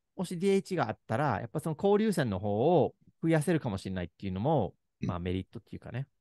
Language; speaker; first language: Japanese; non-native, fluent; English